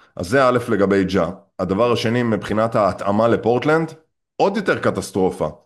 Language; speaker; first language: Hebrew; native; Hebrew